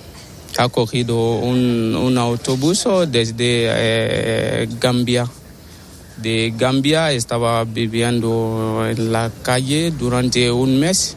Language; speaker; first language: Spanish; non-native, learner; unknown